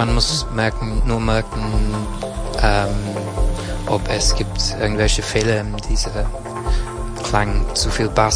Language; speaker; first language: German; non-native, learner; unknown